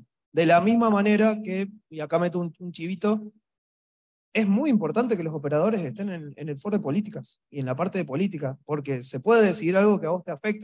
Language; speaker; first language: Spanish; native; Spanish